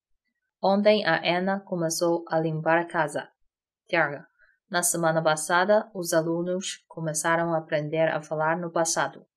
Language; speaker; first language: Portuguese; non-native, fluent; Chinese